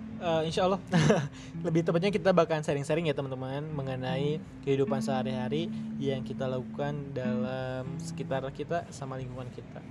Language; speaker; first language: Indonesian; native; Indonesian